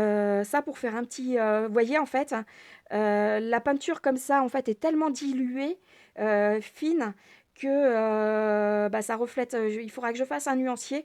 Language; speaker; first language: French; native; French